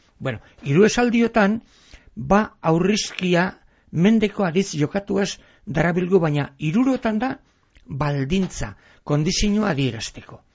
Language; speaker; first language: Basque; native; Basque